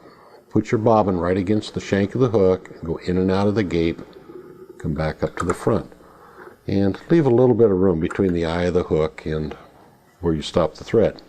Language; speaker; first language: English; native; English